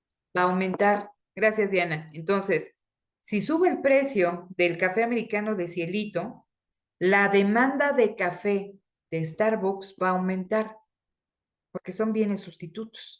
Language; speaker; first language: Spanish; native; Spanish